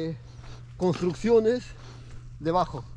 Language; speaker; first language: Spanish; native; Spanish